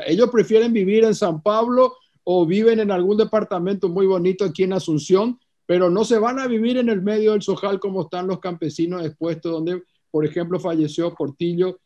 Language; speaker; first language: Spanish; native; Spanish